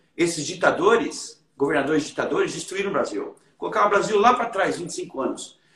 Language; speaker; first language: Portuguese; native; Portuguese